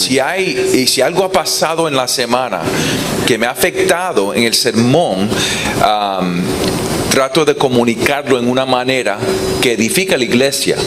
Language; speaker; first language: Spanish; non-native, fluent; English